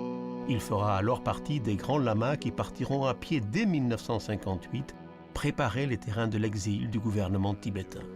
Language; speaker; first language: French; native; French